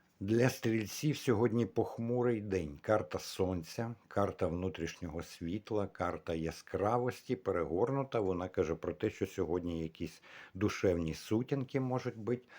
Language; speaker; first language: Ukrainian; non-native, local second language; Russian